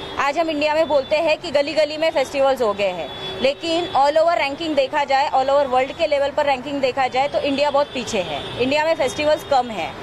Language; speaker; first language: Hindi; non-native, local second language; Marathi